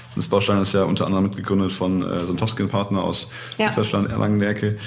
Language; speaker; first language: German; native; German